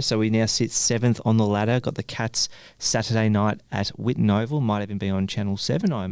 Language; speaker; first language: English; native; English